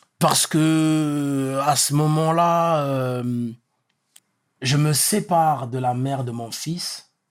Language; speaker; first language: French; early bilingual, other home language; Lingala